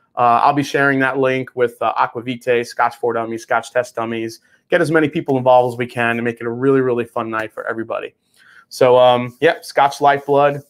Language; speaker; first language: English; native; English